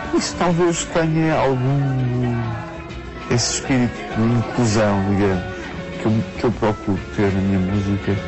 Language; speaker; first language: Portuguese; early bilingual, other home language; Persian